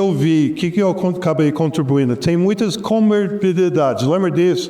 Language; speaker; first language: Portuguese; non-native, fluent; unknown